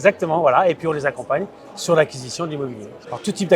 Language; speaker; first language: French; native; French